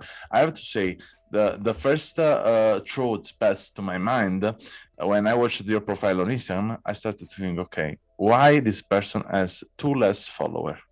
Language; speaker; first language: English; non-native, learner; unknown